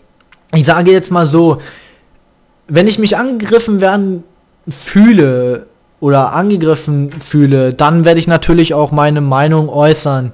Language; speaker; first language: German; native; German